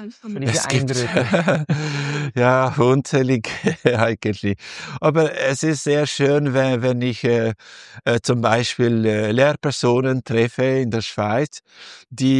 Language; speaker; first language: German; non-native, fluent; Albanian